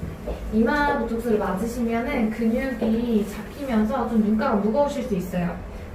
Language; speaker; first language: Korean; native; Korean